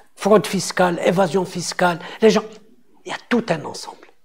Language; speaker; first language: French; non-native, local second language; Arabic